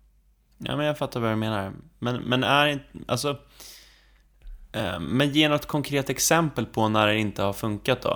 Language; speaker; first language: Swedish; native; Swedish